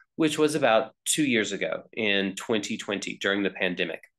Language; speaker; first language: English; native; English